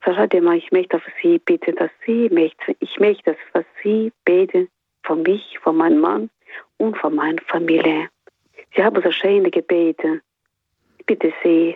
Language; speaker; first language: German; non-native, learner; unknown